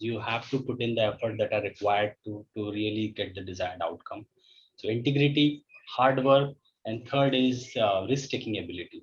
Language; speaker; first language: English; non-native, local second language; Hindi